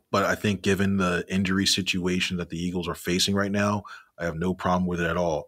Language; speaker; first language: English; native; English